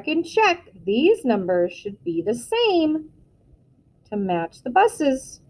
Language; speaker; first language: English; native; English